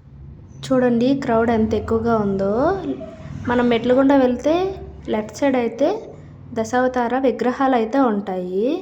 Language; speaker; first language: Telugu; native; Telugu